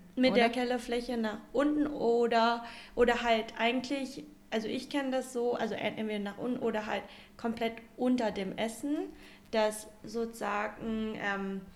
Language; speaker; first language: German; non-native, fluent; Vietnamese